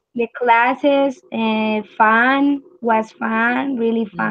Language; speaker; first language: English; non-native, learner; Spanish